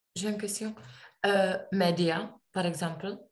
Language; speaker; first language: French; non-native, learner; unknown